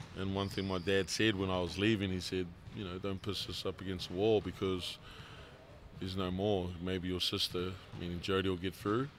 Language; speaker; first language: English; native; English